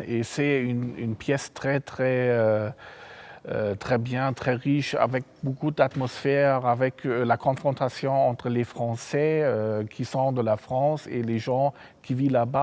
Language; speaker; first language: French; non-native, fluent; German